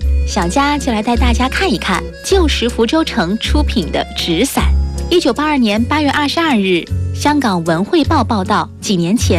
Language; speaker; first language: Chinese; native; Chinese